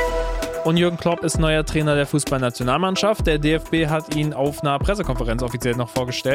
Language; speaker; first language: German; native; German